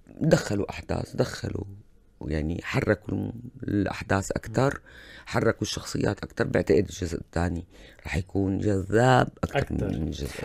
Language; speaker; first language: Arabic; native; Arabic